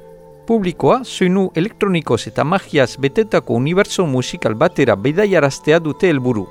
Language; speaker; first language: Basque; native; Basque